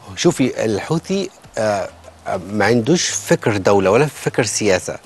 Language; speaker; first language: Arabic; native; Arabic